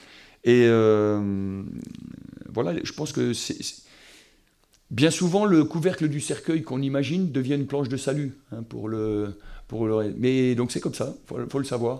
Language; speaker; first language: French; native; French